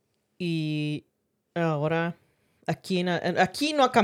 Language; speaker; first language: Spanish; early bilingual, heritage; Spanish